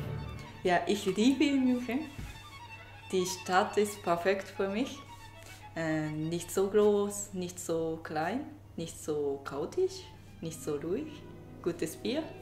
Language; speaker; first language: German; non-native, fluent; Japanese